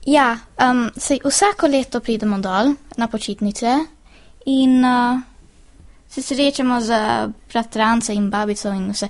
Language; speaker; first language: Slovenian; early bilingual, heritage; Swedish